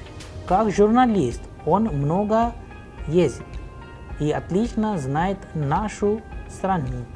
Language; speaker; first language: Russian; non-native, fluent; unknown